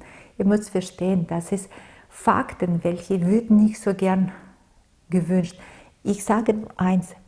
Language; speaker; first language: German; non-native, fluent; Russian